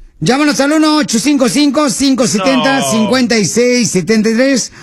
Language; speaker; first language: Spanish; native; Spanish